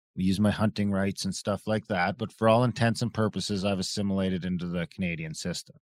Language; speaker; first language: English; native; English